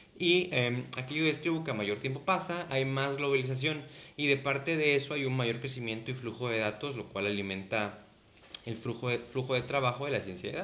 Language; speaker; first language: Spanish; native; Spanish